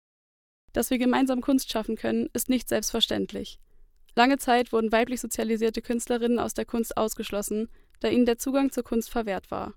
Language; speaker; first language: German; native; German